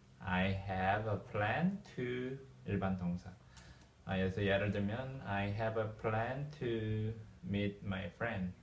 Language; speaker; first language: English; non-native, learner; Korean